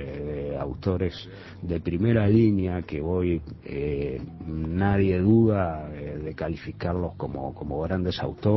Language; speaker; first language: Spanish; native; Spanish